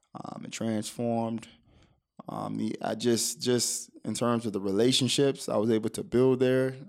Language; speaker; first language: English; native; English